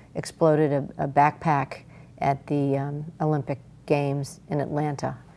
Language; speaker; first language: English; native; English